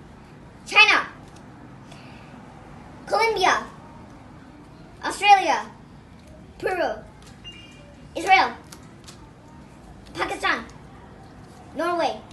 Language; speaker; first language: English; non-native, local second language; Mizo